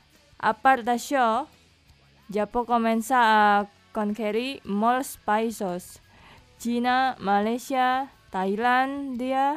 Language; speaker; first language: Catalan; non-native, learner; Indonesian